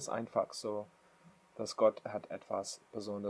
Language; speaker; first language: German; non-native, learner; English